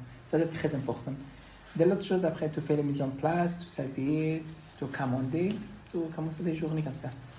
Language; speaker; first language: French; non-native, learner; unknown